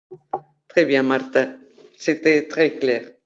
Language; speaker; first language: French; non-native, fluent; Spanish